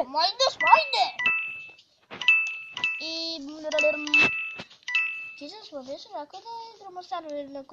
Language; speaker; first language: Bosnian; early bilingual, heritage; Bosnian